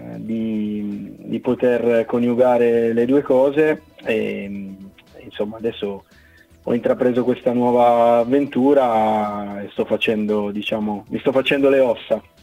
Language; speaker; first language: Italian; native; Italian